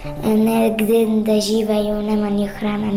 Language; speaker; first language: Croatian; non-native, learner; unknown